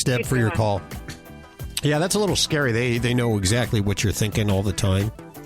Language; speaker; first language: English; native; English